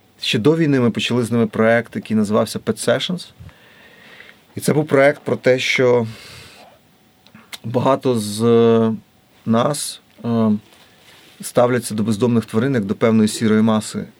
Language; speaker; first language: Ukrainian; native; Ukrainian